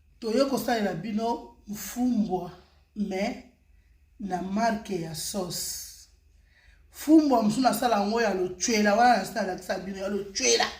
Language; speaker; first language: Lingala; native; Lingala